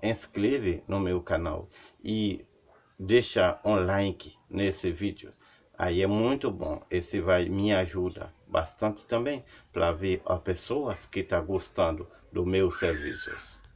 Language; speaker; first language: Portuguese; non-native, learner; Haitian Creole